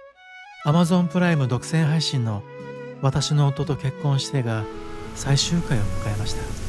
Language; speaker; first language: Japanese; native; Japanese